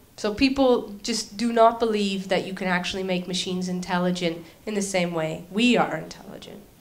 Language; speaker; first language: English; native; English